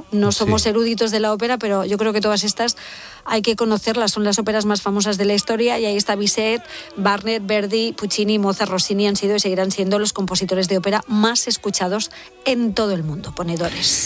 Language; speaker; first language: Spanish; native; Spanish